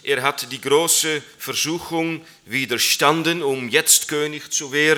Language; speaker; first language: German; non-native, learner; Dutch